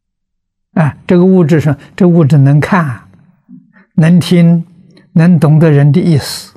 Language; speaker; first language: Chinese; native; Chinese